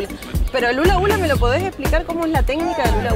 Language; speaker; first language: Spanish; native; Spanish